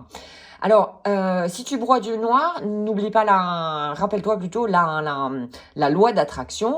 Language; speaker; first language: French; native; French